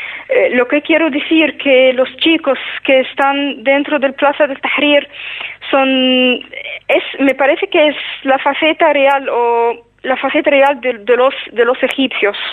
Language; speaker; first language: Spanish; non-native, fluent; Arabic